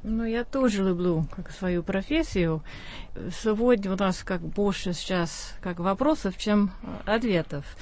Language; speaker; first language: Russian; non-native, fluent; English